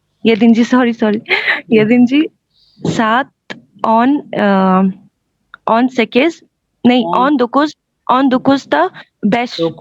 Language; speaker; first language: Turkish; non-native, learner; Urdu